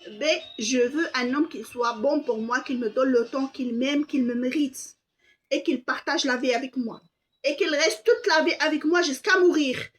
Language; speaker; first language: French; non-native, local second language; Arabic